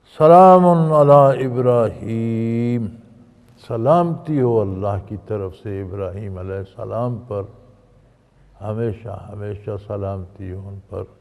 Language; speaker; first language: Urdu; non-native, local second language; Punjabi